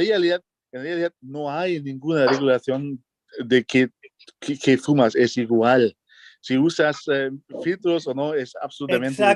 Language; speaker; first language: Spanish; non-native, fluent; German